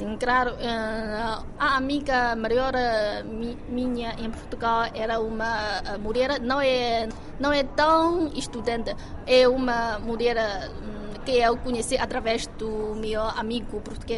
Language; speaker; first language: Portuguese; non-native, fluent; Chinese